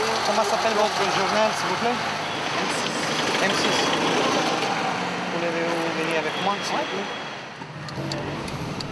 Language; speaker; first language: French; non-native, learner; Italian